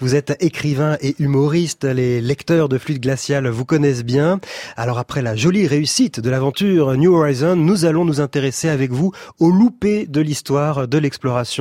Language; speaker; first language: French; native; French